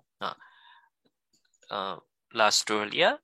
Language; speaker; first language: French; non-native, learner; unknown